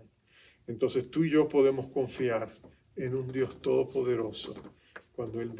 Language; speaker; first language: Spanish; native; Spanish